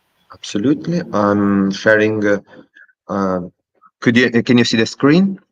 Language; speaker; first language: English; non-native, fluent; Italian